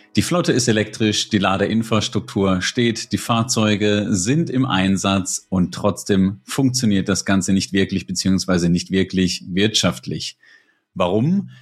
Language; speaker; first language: German; native; German